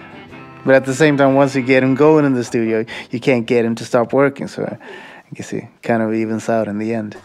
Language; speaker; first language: English; non-native, fluent; Swedish